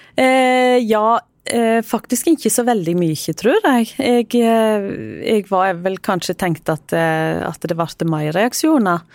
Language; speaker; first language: Norwegian; native; Norwegian